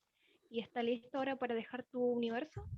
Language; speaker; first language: Spanish; native; Spanish